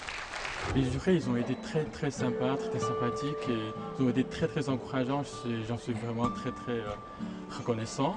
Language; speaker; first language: French; non-native, fluent; Chinese